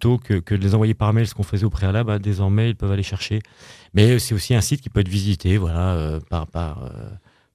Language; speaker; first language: French; native; French